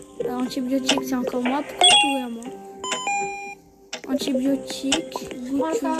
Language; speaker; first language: French; native; French